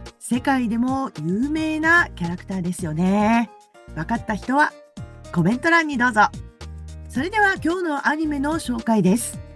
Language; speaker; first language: Japanese; native; Japanese